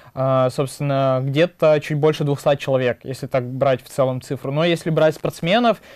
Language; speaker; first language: Russian; native; Russian